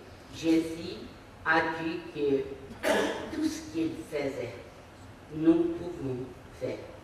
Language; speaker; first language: French; non-native, fluent; Portuguese